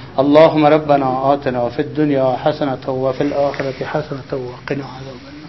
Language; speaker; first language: Persian; native; Persian